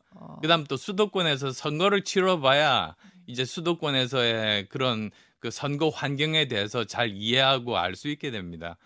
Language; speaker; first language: Korean; native; Korean